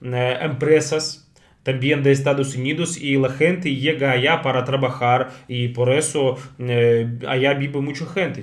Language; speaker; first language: Spanish; non-native, fluent; Russian